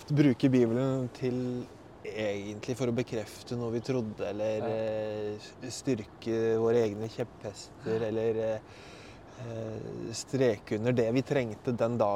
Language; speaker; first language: Norwegian; native; Norwegian